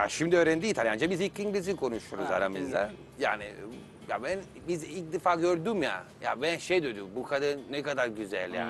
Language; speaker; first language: Turkish; non-native, learner; Italian